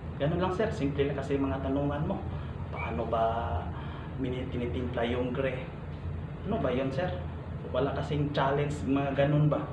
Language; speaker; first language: Filipino; non-native, local second language; Cebuano